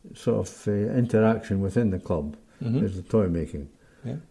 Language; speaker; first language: English; native; English